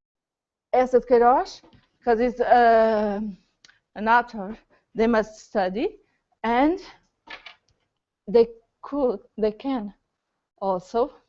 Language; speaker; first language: English; non-native, learner; Portuguese